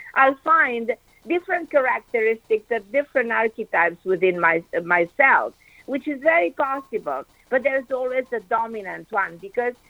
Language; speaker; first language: English; non-native, fluent; Romanian